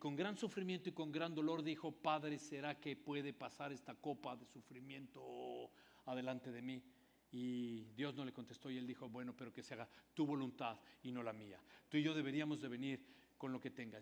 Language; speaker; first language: Spanish; native; Spanish